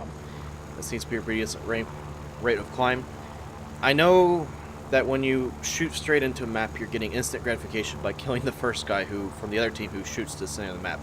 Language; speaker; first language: English; native; English